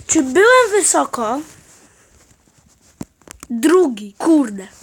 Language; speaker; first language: Polish; native; Polish